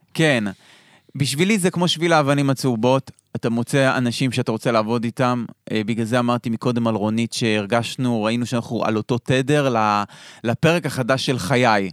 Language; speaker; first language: Hebrew; native; Hebrew